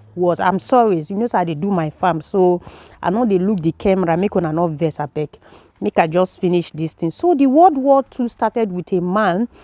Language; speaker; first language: Nigerian Pidgin; native; Nigerian Pidgin